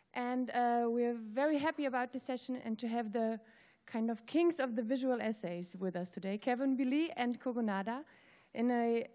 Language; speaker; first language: English; native; English